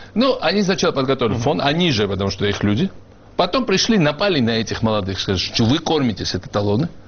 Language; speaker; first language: Russian; non-native, local second language; Georgian